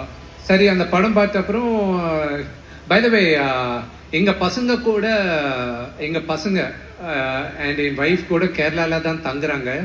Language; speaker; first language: Tamil; non-native, local second language; Telugu